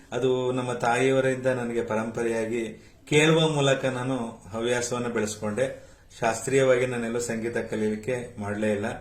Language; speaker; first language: Kannada; native; Kannada